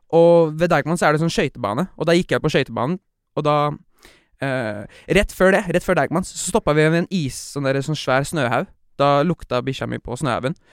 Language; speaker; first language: Norwegian; native; Norwegian